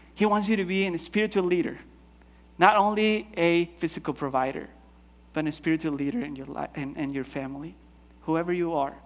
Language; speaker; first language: English; non-native, fluent; Spanish